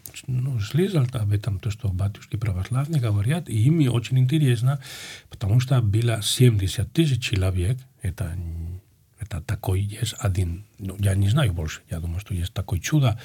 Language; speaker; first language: Russian; non-native, fluent; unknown